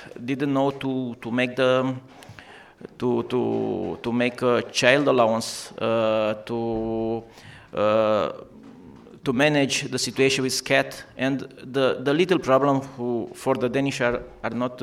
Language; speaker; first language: English; non-native, learner; Romanian